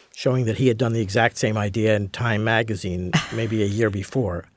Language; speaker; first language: English; native; English